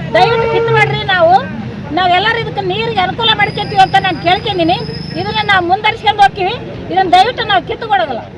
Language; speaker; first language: Kannada; native; Kannada